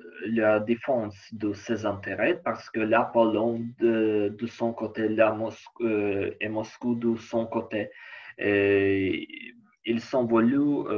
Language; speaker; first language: French; non-native, learner; Ukrainian